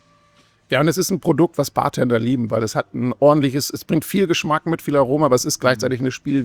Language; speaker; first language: German; native; German